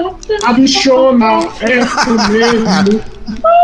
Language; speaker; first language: Portuguese; native; Portuguese